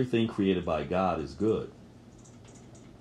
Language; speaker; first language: English; native; English